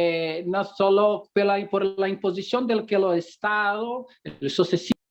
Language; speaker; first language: Spanish; non-native, fluent; Portuguese